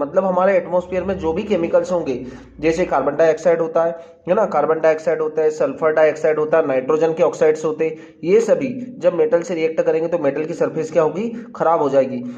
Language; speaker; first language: Hindi; native; Hindi